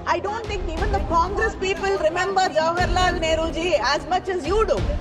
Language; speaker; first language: English; non-native, local second language; Tamil